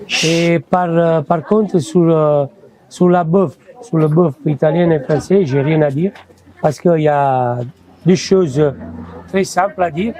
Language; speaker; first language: French; non-native, fluent; Italian